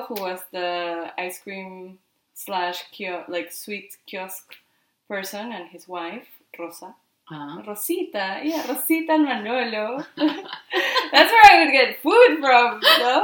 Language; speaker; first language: English; non-native, fluent; Spanish